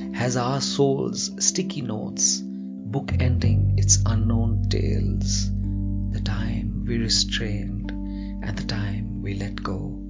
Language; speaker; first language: English; non-native, local second language; Hindi